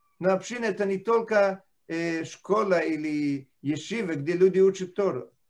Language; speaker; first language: Russian; non-native, fluent; Italian